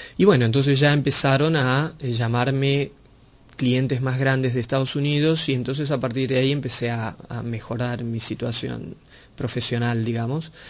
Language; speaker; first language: Spanish; native; Spanish